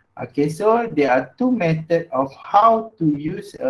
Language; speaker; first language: English; non-native, local second language; Malay